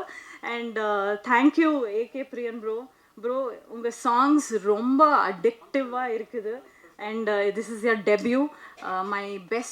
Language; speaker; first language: Tamil; non-native, local second language; Kannada